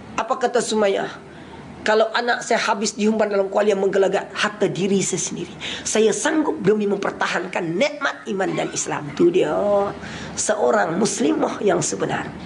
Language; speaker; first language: Malay; non-native, local second language; Central Dusun